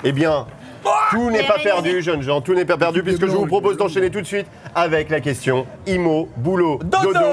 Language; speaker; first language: French; native; French